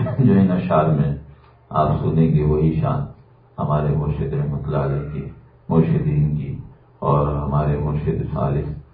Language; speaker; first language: Urdu; native; Urdu